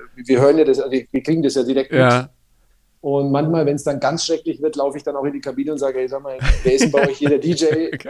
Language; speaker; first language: German; native; German